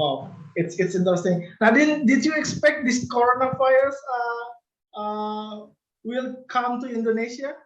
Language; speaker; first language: English; non-native, learner; Indonesian